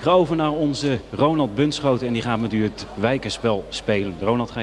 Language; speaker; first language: Dutch; native; Dutch